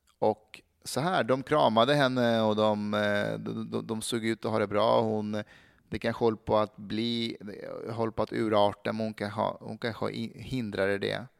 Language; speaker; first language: Swedish; early bilingual, other home language; Persian